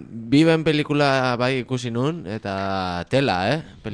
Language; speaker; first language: Basque; native; Basque